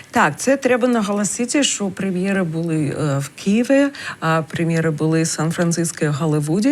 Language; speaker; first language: Ukrainian; non-native, learner; English